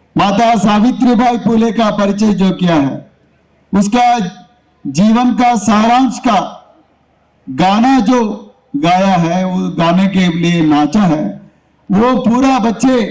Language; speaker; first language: Hindi; non-native, local second language; Telugu